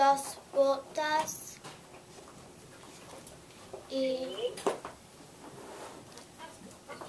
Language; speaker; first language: Spanish; non-native, learner; English